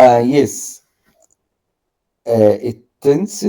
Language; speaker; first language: English; non-native, learner; Arabic